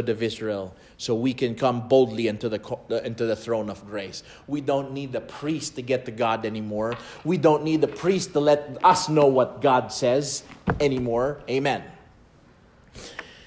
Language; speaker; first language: English; non-native, local second language; Filipino